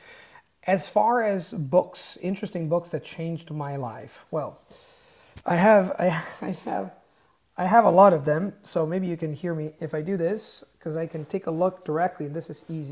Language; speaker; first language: English; non-native, fluent; Italian